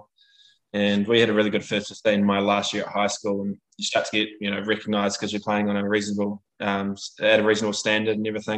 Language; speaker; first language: English; native; English